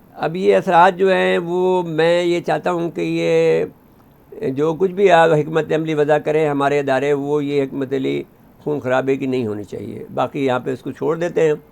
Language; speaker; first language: Urdu; native; Urdu